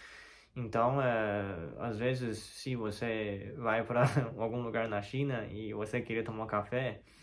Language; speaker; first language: Portuguese; non-native, learner; Chinese